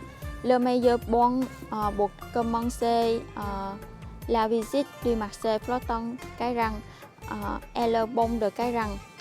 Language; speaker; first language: French; non-native, learner; Vietnamese